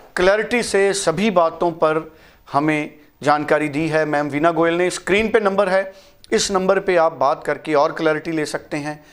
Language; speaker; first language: Hindi; native; Hindi